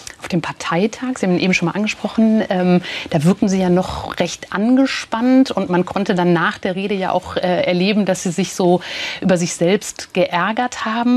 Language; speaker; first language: German; native; German